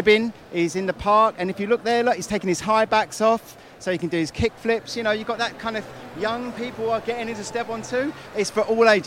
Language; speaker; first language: English; native; English